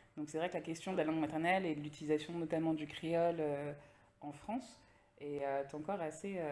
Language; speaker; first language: French; native; French